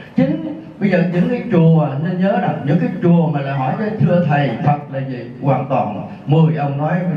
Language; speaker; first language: Vietnamese; native; Vietnamese